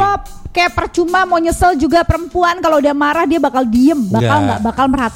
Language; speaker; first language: Indonesian; native; Indonesian